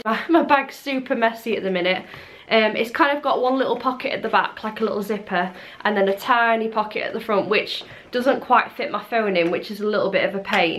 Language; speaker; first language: English; native; English